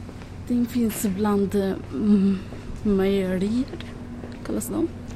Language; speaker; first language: Swedish; non-native, learner; Arabic